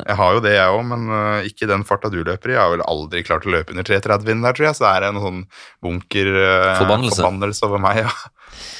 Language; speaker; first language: Norwegian; native; Norwegian